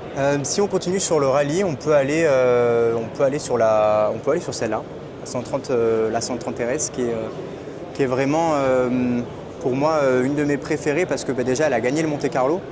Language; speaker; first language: French; native; French